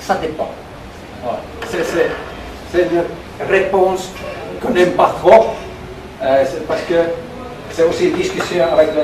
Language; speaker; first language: French; non-native, learner; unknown